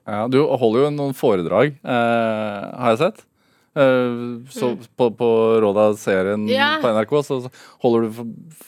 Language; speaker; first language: Norwegian; native; Norwegian